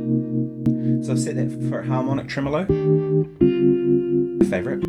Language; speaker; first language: English; native; English